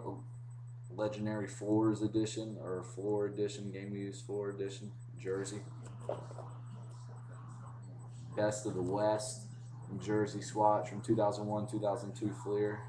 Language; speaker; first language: English; native; English